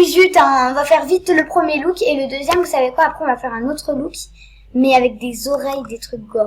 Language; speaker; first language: French; native; French